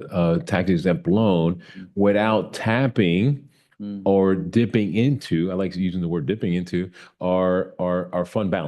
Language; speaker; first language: English; native; English